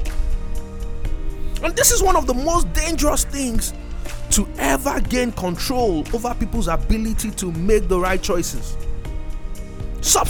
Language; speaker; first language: English; non-native, local second language; Yoruba